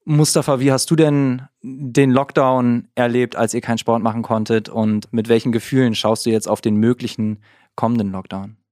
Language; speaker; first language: German; native; German